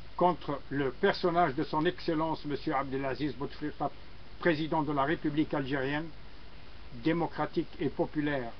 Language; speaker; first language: French; non-native, local second language; Arabic